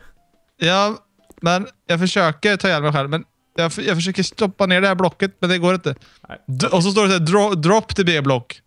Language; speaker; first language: Swedish; native; Swedish